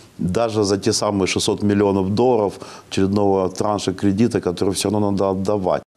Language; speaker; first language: Russian; native; Russian